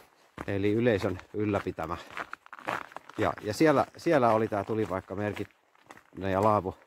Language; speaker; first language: Finnish; native; Finnish